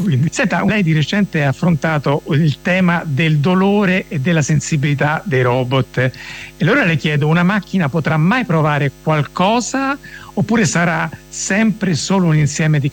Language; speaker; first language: Italian; native; Italian